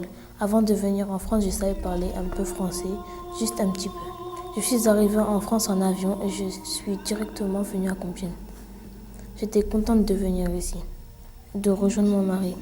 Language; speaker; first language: French; non-native, learner; Arabic